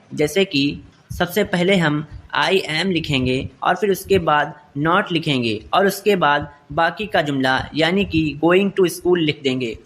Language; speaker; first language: Urdu; native; Urdu